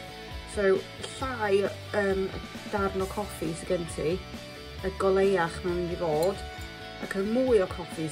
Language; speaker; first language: Welsh; non-native, local second language; English